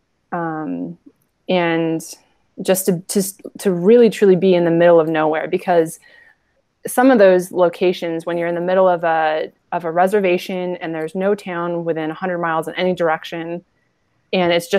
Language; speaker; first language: English; native; English